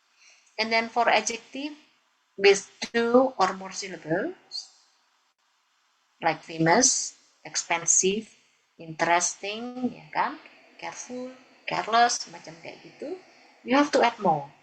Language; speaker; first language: English; non-native, fluent; Indonesian